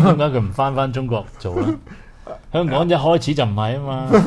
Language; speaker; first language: Cantonese; native; Cantonese